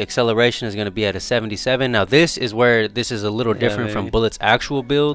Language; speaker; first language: English; native; English